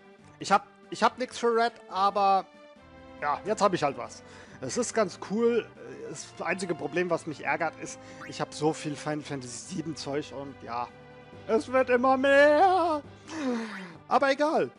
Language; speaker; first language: German; native; German